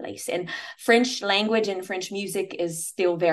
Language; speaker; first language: English; native; English